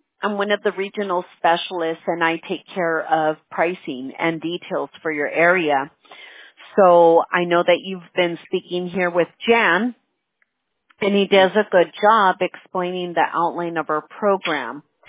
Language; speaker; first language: English; early bilingual, other home language; Spanish